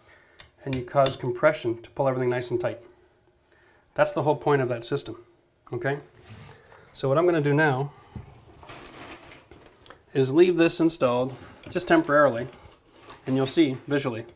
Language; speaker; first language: English; native; English